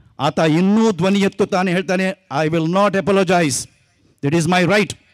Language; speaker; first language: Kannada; non-native, local second language; Konkani